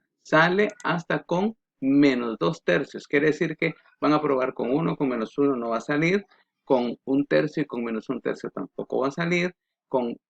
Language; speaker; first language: Spanish; native; Spanish